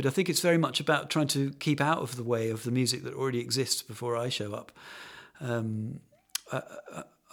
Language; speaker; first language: English; native; English